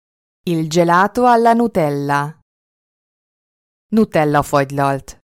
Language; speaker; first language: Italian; non-native, fluent; Hungarian